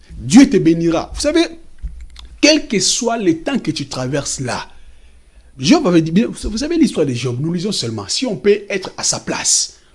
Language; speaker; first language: French; non-native, local second language; Lingala